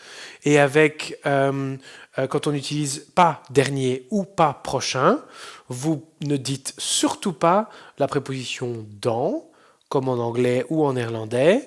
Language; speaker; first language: French; non-native, fluent; Dutch